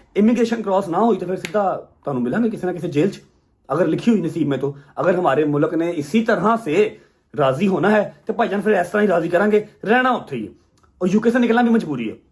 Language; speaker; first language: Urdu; non-native, local second language; Punjabi